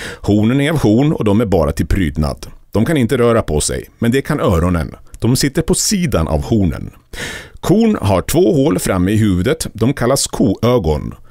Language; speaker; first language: Swedish; native; Swedish